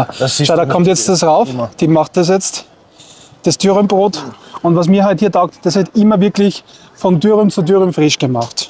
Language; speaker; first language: German; native; German